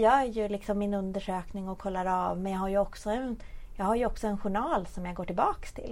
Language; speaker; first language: Swedish; native; Swedish